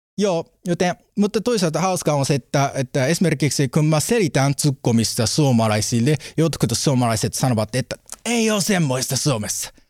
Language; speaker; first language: Finnish; non-native, learner; Japanese